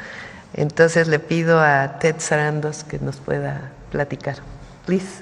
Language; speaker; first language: Spanish; native; Spanish